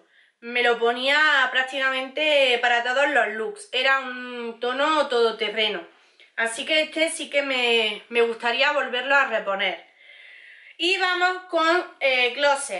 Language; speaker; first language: Spanish; native; Spanish